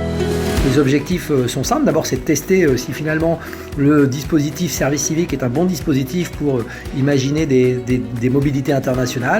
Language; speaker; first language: French; native; French